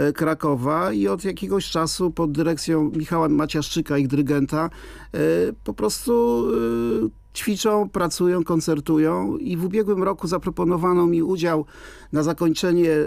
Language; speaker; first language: Polish; native; Polish